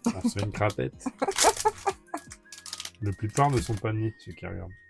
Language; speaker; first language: French; native; French